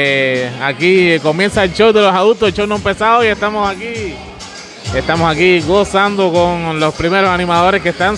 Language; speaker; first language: Spanish; native; Spanish